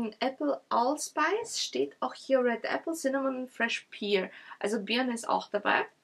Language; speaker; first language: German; early bilingual, other home language; Russian